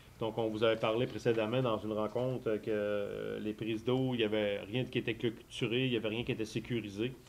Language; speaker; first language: French; native; French